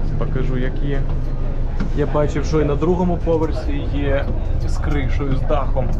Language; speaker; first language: Ukrainian; non-native, local second language; Russian